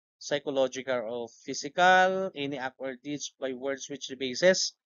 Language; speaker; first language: English; non-native, local second language; Filipino